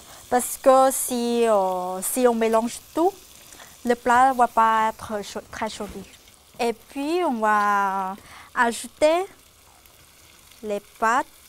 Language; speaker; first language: French; non-native, fluent; Thai